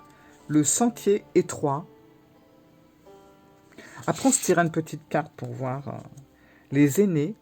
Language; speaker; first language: French; native; French